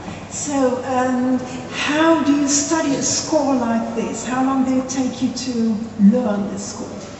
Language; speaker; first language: English; non-native, fluent; Dutch